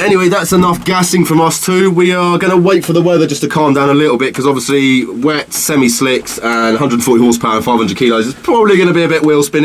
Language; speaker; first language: English; native; English